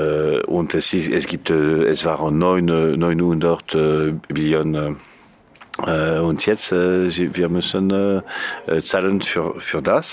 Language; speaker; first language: German; non-native, learner; Catalan